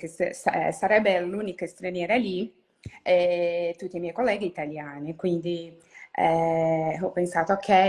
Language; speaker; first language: Italian; non-native, learner; Portuguese